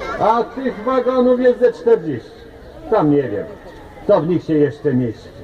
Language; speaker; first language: Polish; native; Polish